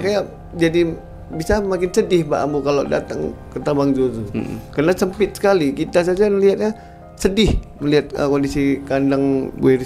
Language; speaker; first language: Indonesian; native; Indonesian